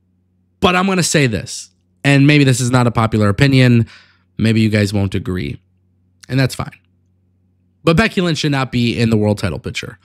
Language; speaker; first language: English; native; English